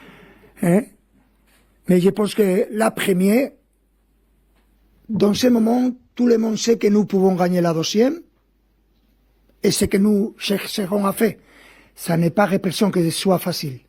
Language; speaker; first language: French; non-native, fluent; Spanish